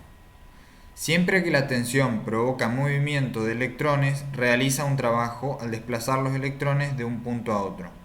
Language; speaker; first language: Spanish; native; Spanish